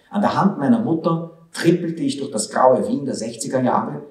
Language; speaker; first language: German; early bilingual, other home language; Hebrew